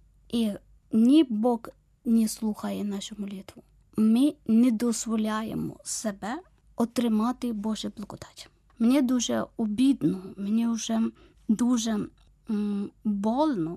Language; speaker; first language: Ukrainian; non-native, learner; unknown